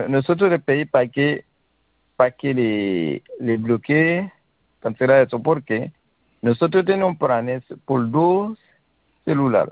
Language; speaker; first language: Spanish; non-native, learner; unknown